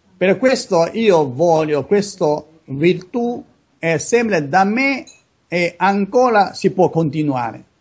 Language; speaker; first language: Italian; non-native, learner; Chinese